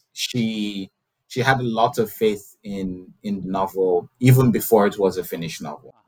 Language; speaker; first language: English; non-native, local second language; Yoruba